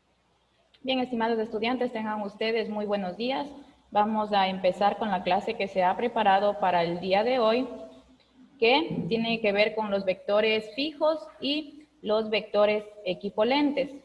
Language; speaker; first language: Spanish; native; Spanish